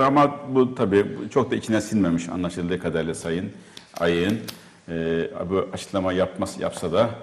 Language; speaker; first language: Turkish; native; Turkish